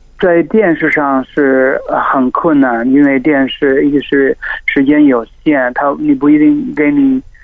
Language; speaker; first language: Chinese; non-native, fluent; Filipino